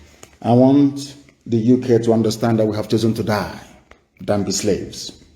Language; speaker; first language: English; non-native, local second language; Igbo